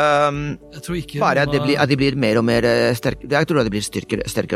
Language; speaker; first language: Norwegian; non-native, fluent; Spanish